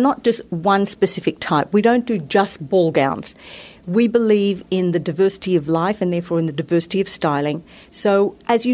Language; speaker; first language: English; native; English